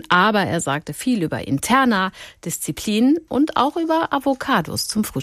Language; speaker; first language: German; native; German